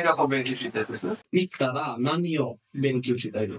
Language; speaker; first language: Japanese; non-native, fluent; Bangla